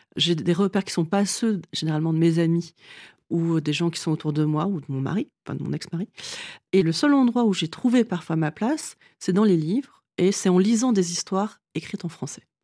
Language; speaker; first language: French; early bilingual, other home language; Vietnamese